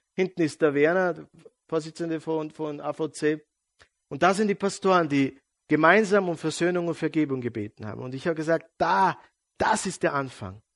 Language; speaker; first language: German; non-native, fluent; Serbian